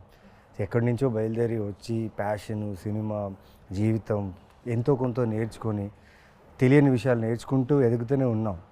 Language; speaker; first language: Telugu; native; Telugu